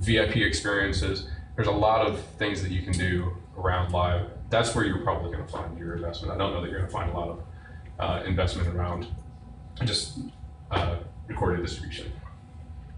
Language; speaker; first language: English; native; English